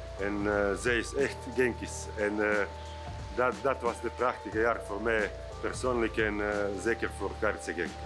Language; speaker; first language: Dutch; non-native, learner; Croatian